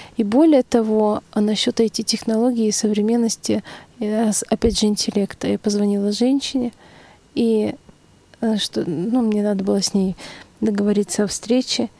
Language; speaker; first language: Russian; native; Russian